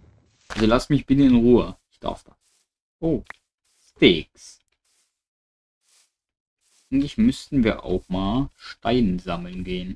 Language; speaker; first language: German; native; German